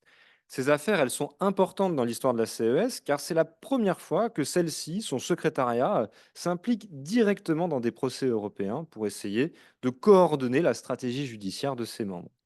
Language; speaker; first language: French; native; French